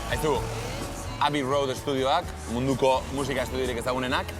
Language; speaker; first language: Basque; native; Basque